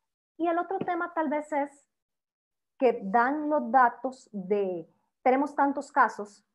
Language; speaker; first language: Spanish; native; Spanish